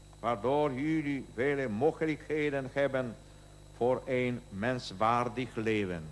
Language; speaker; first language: Dutch; non-native, learner; Polish